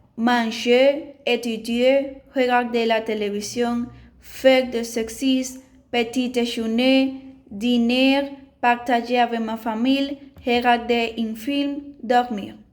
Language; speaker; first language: French; non-native, learner; Spanish